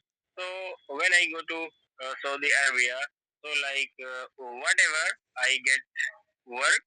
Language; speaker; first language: English; non-native, learner; Hindi